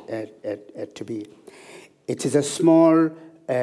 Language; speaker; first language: English; non-native, local second language; Zulu